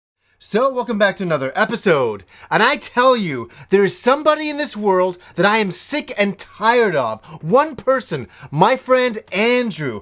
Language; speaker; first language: English; native; English